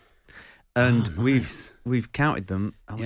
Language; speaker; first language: English; native; English